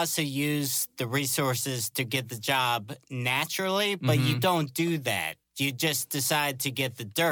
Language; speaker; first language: English; native; English